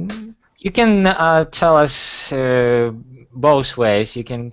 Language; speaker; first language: English; non-native, fluent; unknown